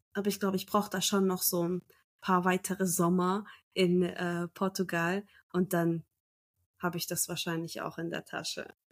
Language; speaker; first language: German; early bilingual, other home language; Turkish